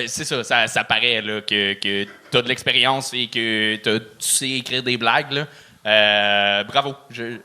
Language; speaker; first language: French; native; French